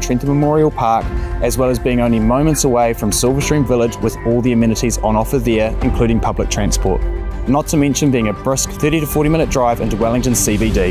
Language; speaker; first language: English; native; English